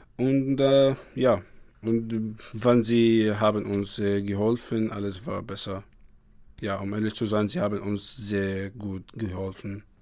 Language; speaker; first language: German; non-native, learner; Arabic